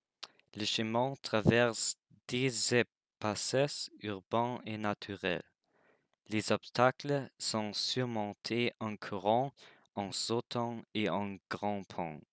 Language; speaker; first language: French; non-native, learner; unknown